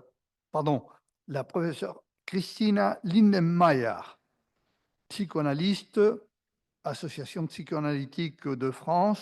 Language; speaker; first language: French; non-native, fluent; Spanish